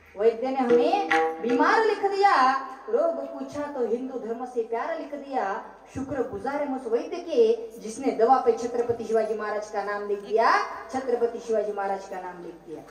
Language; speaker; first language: Hindi; non-native, local second language; Marathi